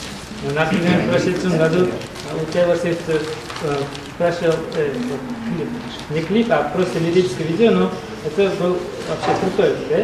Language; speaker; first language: Russian; non-native, local second language; Uzbek